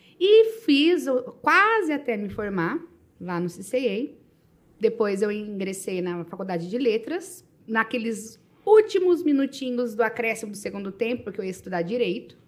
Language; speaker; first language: Portuguese; native; Portuguese